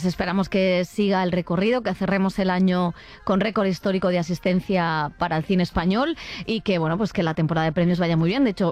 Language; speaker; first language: Spanish; native; Spanish